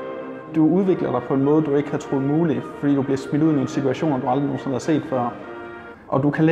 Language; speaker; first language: Danish; native; Danish